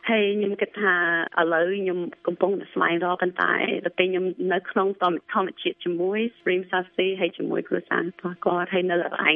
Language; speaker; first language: Khmer; early bilingual, heritage; Khmer